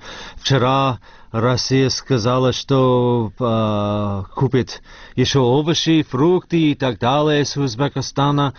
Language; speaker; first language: Russian; non-native, fluent; English